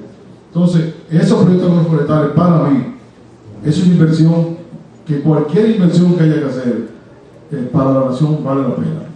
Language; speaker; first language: Spanish; native; Spanish